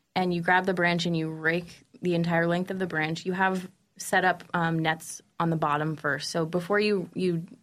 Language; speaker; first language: English; native; English